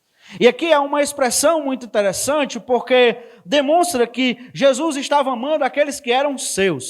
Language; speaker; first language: Portuguese; native; Portuguese